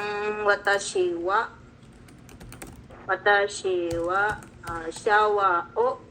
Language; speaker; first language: Japanese; non-native, learner; Filipino